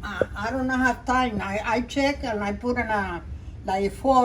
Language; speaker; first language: English; non-native, learner; Spanish